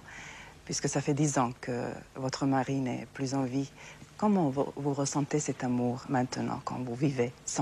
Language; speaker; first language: French; non-native, fluent; Serbian